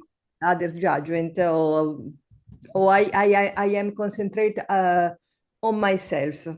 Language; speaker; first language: English; non-native, learner; Italian